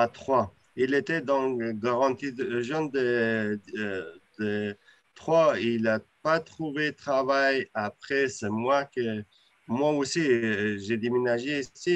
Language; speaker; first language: French; non-native, learner; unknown